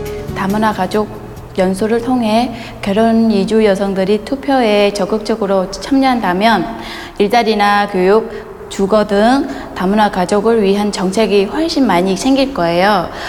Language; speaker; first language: Korean; non-native, fluent; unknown